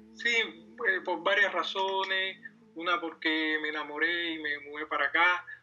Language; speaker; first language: Spanish; native; Spanish